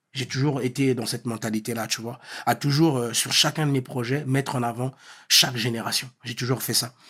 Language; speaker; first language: French; early bilingual, other home language; Lingala